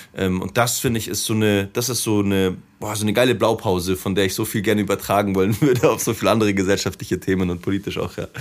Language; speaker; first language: German; native; German